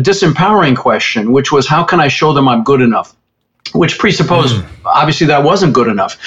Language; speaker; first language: English; early bilingual, other home language; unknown